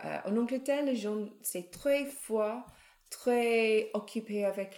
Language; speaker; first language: French; non-native, learner; English